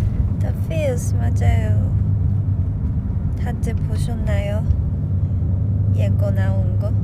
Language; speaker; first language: Korean; non-native, fluent; Chinese